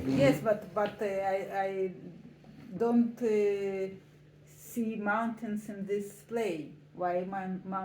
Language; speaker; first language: English; non-native, learner; Russian